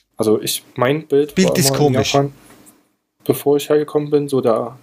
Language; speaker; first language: German; native; German